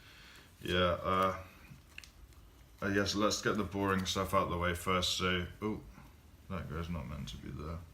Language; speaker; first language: English; native; English